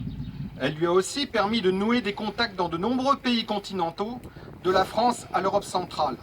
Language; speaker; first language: French; native; French